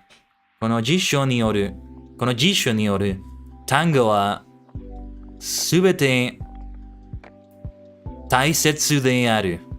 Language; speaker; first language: Japanese; non-native, learner; English